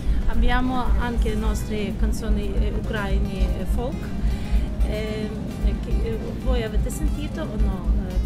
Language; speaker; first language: Italian; non-native, learner; Ukrainian